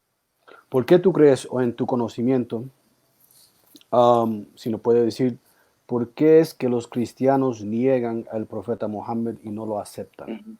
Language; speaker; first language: Spanish; early bilingual, heritage; Spanish